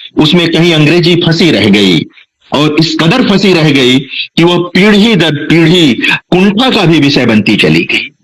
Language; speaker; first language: Hindi; non-native, local second language; Bhojpuri